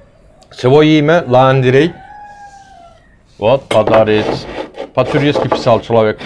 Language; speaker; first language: Russian; non-native, learner; Turkish